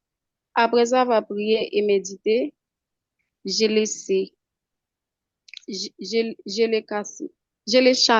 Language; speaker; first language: French; non-native, local second language; Haitian Creole